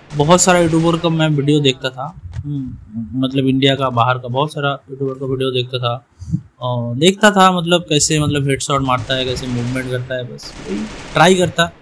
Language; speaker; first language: Hindi; non-native, local second language; Bangla